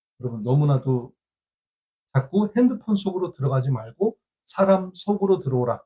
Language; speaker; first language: Korean; native; Korean